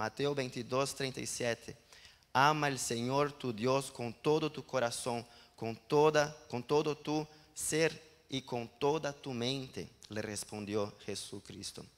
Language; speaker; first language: Spanish; non-native, learner; Portuguese